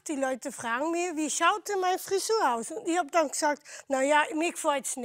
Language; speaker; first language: German; non-native, fluent; Dutch